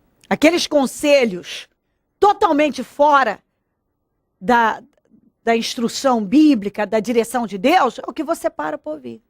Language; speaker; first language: Portuguese; native; Portuguese